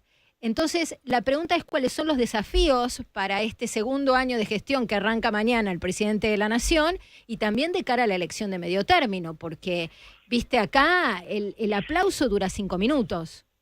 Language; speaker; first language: Spanish; native; Spanish